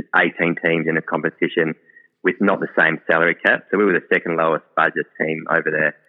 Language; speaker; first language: English; native; English